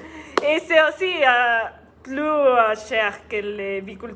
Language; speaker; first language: French; non-native, learner; Spanish